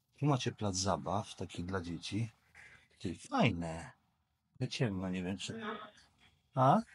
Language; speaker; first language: Polish; native; Polish